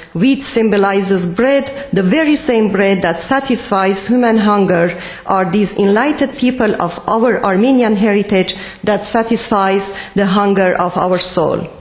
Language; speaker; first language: English; non-native, fluent; Persian